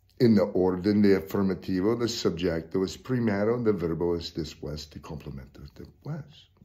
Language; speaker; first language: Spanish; non-native, learner; English